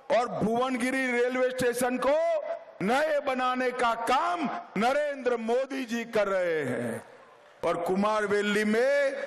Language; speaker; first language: Hindi; non-native, local second language; Gujarati